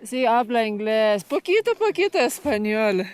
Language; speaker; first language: Spanish; non-native, learner; Lithuanian